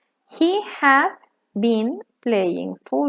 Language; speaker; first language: English; non-native, learner; Spanish